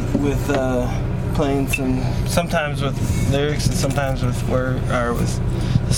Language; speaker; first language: English; non-native, learner; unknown